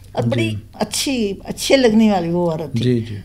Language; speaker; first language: Hindi; non-native, local second language; Punjabi